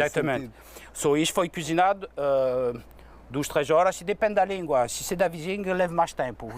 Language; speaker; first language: Portuguese; non-native, learner; French